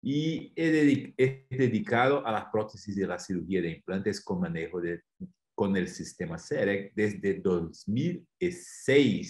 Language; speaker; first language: Spanish; non-native, fluent; Portuguese